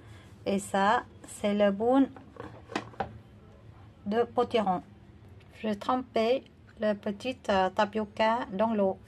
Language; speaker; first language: French; non-native, learner; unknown